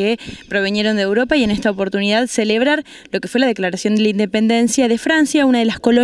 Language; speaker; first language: Spanish; native; Spanish